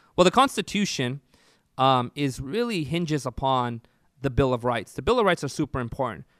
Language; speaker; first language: English; native; English